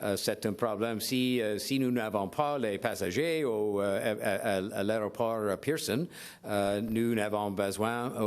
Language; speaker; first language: French; non-native, learner; English